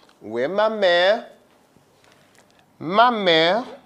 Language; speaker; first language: French; non-native, fluent; English